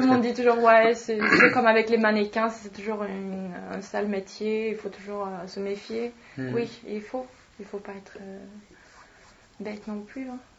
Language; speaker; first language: French; non-native, fluent; Swedish